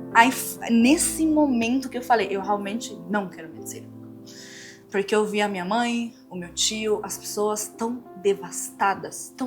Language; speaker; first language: Portuguese; non-native, fluent; Spanish